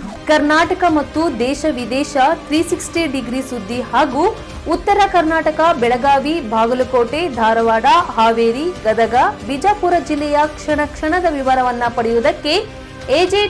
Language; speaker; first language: Kannada; native; Kannada